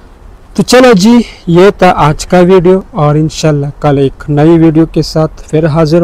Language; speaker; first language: Hindi; non-native, fluent; Pashto